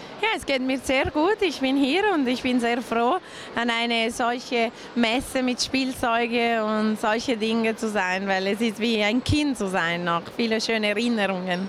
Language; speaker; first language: German; non-native, local second language; Italian